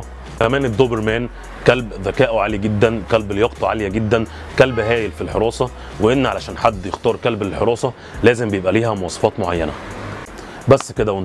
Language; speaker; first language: Arabic; native; Arabic